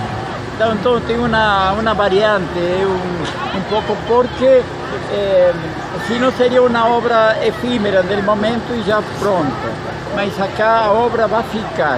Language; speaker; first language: Portuguese; non-native, fluent; Spanish